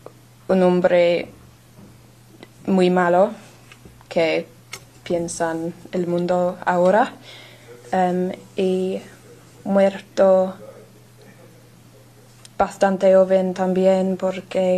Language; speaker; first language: Spanish; non-native, learner; English